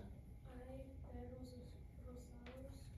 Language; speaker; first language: Spanish; non-native, learner; English